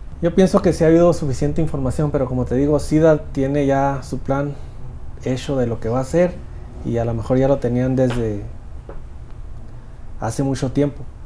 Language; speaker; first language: Spanish; native; Spanish